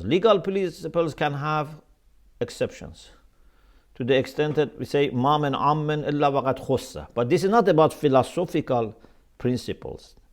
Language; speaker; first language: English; non-native, fluent; Persian